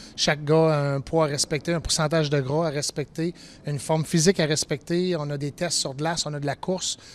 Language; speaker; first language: French; native; French